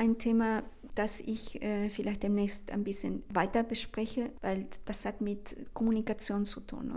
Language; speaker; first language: German; non-native, fluent; Spanish